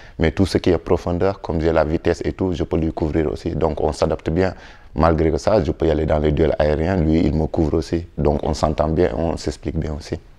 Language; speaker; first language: French; non-native, local second language; Wolof